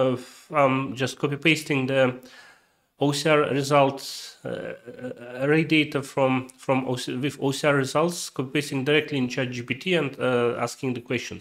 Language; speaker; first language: English; non-native, fluent; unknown